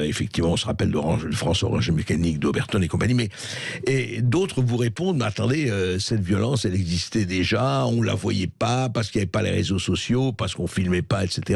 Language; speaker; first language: French; native; French